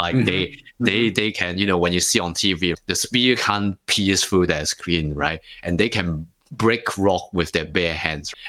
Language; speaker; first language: English; non-native, local second language; Cantonese